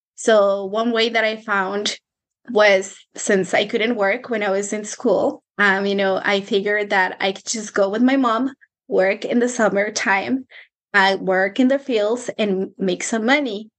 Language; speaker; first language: English; non-native, fluent; Spanish